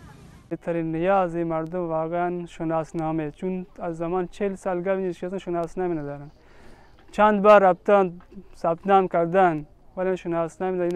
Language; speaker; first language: Persian; non-native, local second language; Baluchi